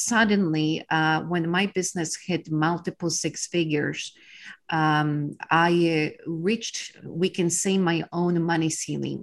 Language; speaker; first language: English; non-native, fluent; Polish